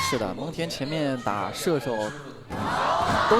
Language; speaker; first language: Chinese; native; Chinese